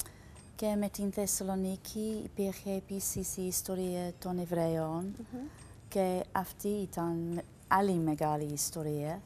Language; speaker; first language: Greek; non-native, learner; English